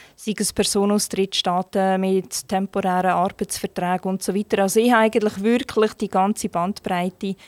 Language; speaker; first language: German; non-native, fluent; Turkish